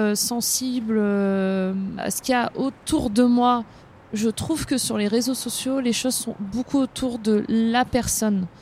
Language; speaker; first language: French; native; French